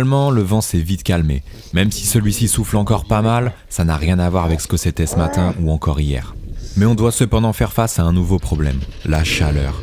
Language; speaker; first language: French; native; French